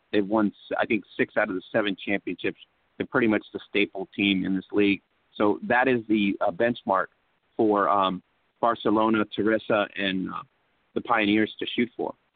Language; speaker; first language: English; early bilingual, other home language; Spanish